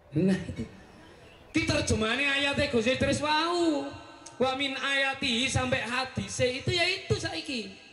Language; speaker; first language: Javanese; native; Javanese